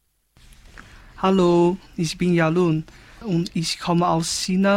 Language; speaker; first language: German; non-native, fluent; Chinese